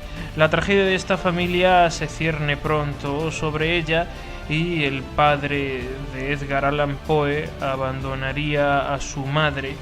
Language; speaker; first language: Spanish; native; Spanish